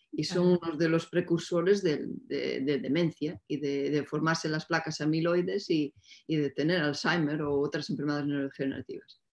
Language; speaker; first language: Spanish; native; Spanish